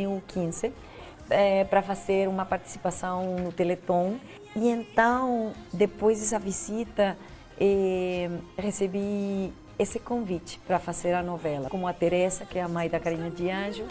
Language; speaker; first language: Portuguese; non-native, fluent; Spanish